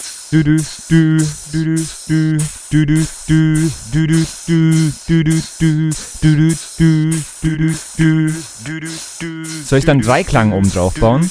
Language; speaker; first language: German; native; German